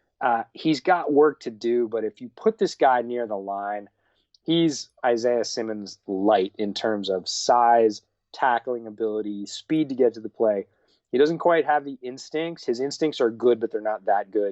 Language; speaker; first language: English; native; English